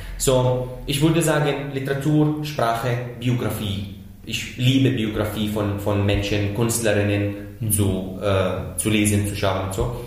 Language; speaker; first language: German; non-native, fluent; Arabic